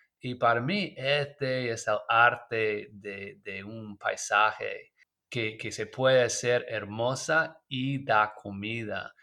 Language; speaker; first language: Spanish; non-native, learner; English